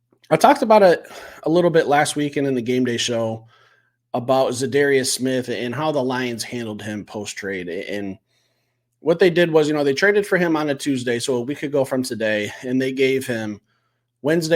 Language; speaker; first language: English; native; English